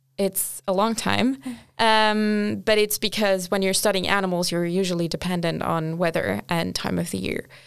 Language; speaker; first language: English; non-native, fluent; Portuguese